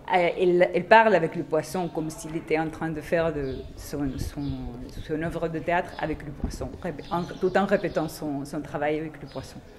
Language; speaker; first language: French; non-native, fluent; Spanish